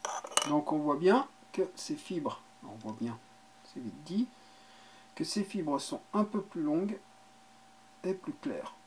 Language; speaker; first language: French; native; French